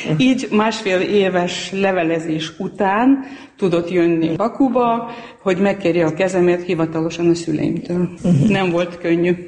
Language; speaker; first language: Hungarian; non-native, fluent; Armenian